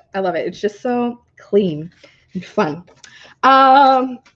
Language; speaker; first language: English; native; English